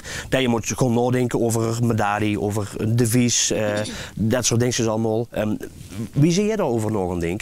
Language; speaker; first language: Dutch; native; Dutch